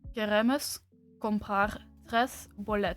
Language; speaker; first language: Spanish; non-native, learner; English